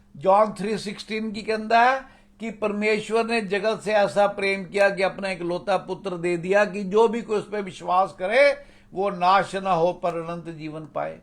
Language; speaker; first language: Hindi; non-native, local second language; Punjabi